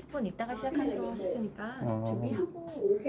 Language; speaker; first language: Korean; native; Korean